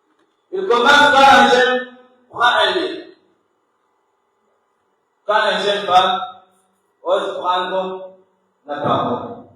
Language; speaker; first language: French; non-native, local second language; Comorian